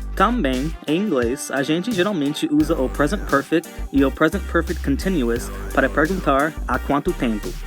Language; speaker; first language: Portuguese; non-native, fluent; English